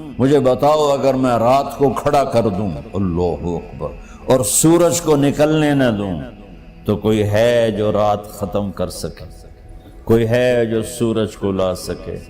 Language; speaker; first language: Urdu; non-native, local second language; Punjabi